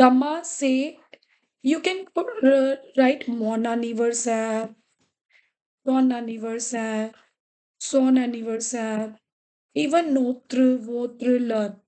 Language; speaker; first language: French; non-native, fluent; Hindi